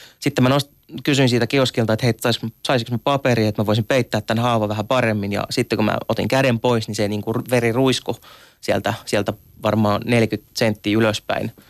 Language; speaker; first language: Finnish; early bilingual, other home language; Arabic